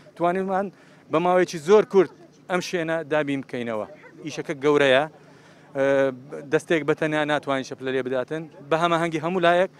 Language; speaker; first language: Central Kurdish; non-native, local second language; Syriac